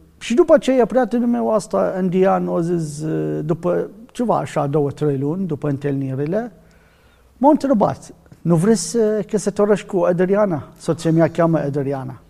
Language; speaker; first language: Romanian; non-native, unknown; Arabic